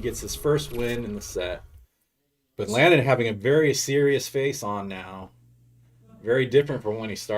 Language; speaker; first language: English; native; English